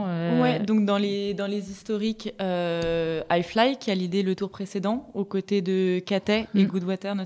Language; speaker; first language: French; native; French